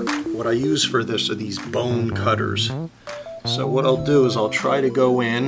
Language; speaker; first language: English; native; English